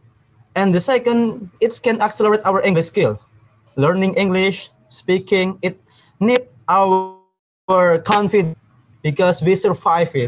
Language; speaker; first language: English; non-native, learner; Indonesian